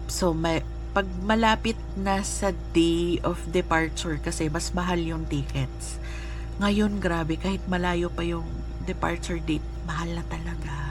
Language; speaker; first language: Filipino; non-native, local second language; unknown